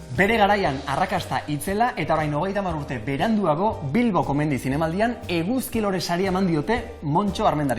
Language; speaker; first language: Basque; native; Basque